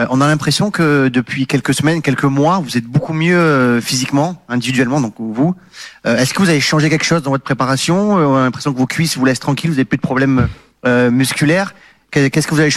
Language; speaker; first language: French; native; French